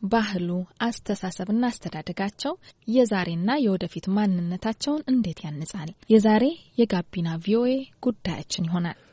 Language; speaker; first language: Amharic; native; Amharic